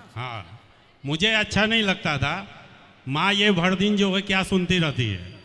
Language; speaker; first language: Hindi; native; Hindi